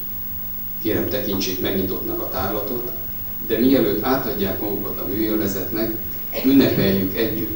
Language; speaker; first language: Hungarian; native; Hungarian